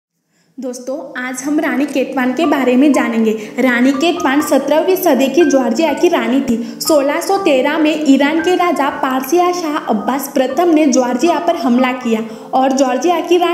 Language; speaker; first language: Hindi; native; Hindi